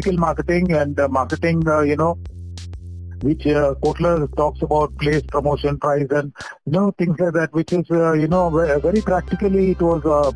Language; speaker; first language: English; non-native, local second language; Telugu